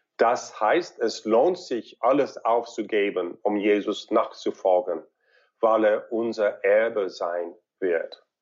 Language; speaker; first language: German; non-native, fluent; English